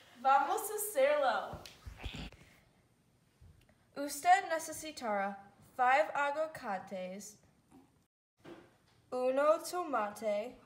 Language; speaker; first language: Spanish; non-native, learner; English